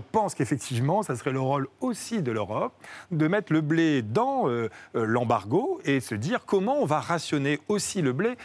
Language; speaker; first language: French; native; French